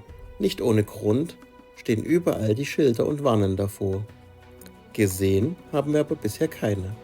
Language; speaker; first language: German; native; German